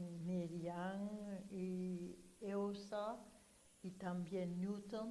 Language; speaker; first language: Portuguese; non-native, fluent; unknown